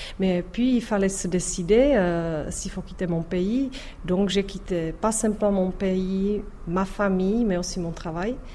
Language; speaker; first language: French; non-native, fluent; Czech